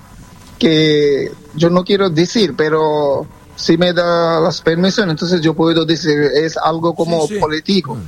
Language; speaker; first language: Spanish; non-native, fluent; Bangla